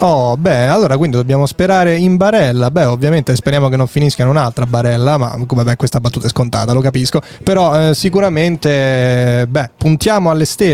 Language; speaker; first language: Italian; native; Italian